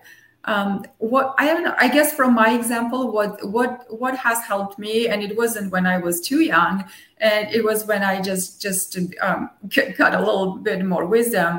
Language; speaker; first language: English; non-native, fluent; Armenian